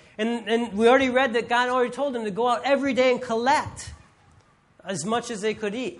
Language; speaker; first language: English; native; English